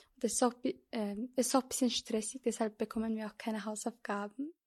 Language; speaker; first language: German; non-native, local second language; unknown